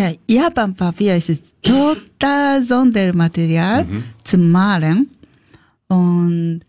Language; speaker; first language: German; non-native, learner; Japanese